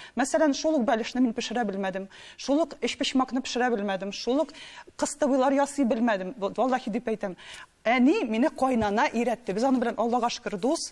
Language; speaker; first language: Tatar; non-native, local second language; Russian